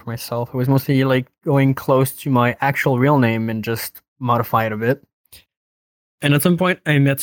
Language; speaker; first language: English; non-native, fluent; French